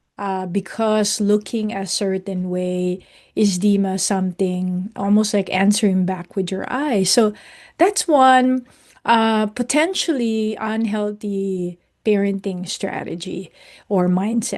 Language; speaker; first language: English; non-native, local second language; Filipino